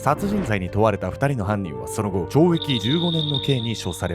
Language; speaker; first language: Japanese; native; Japanese